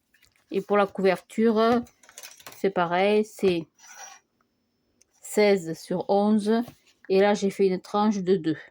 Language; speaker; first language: French; native; French